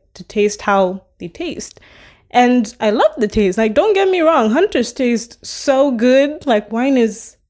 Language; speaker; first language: English; non-native, local second language; Nyanja